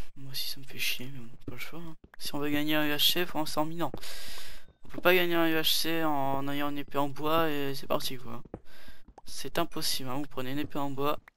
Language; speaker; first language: French; native; French